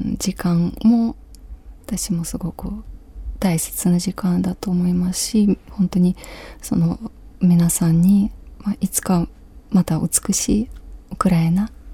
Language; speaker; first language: Japanese; non-native, fluent; Ukrainian